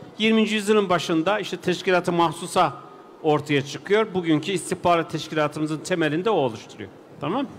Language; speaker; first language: Turkish; native; Turkish